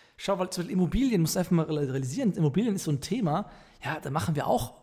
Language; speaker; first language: German; native; German